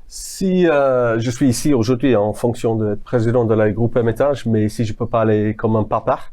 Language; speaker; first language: French; non-native, fluent; English